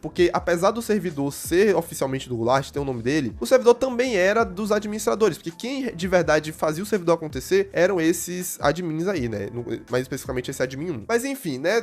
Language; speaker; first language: Portuguese; native; Portuguese